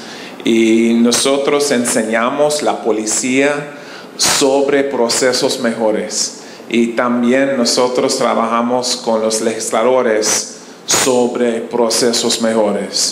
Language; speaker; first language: Spanish; non-native, learner; English